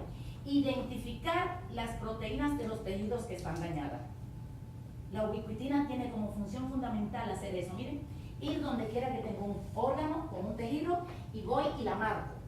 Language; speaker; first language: Spanish; native; Spanish